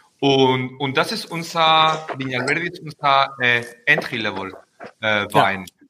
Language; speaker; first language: German; early bilingual, heritage; Spanish